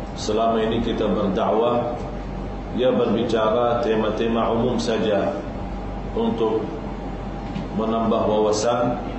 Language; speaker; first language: Malay; non-native, fluent; Arabic